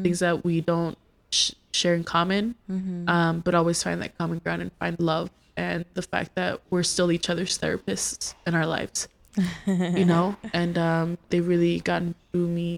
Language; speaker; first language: English; early bilingual, other home language; Spanish